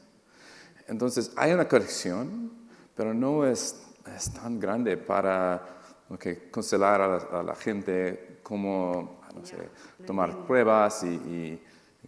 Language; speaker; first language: Spanish; non-native, fluent; English